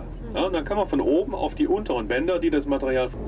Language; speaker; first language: German; native; German